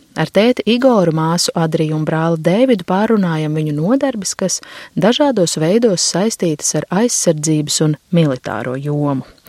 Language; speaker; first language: Latvian; native; Latvian